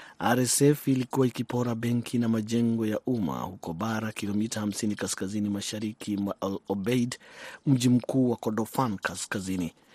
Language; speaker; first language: Swahili; non-native, local second language; Kikuyu